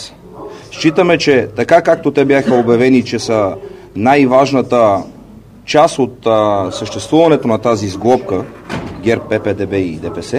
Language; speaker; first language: Bulgarian; native; Bulgarian